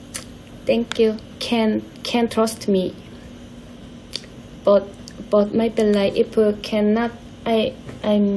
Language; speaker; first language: English; non-native, learner; Thai